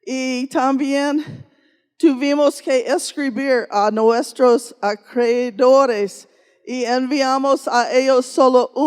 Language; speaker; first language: Spanish; non-native, fluent; English